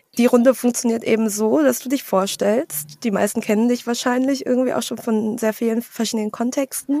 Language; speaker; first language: German; early bilingual, other home language; Vietnamese